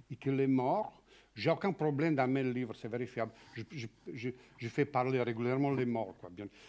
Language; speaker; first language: French; non-native, fluent; Serbian